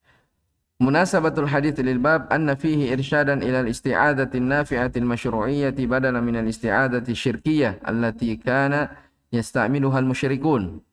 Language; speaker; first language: Arabic; non-native, fluent; Indonesian